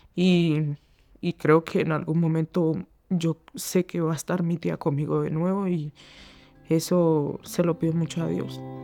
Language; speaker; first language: Spanish; native; Spanish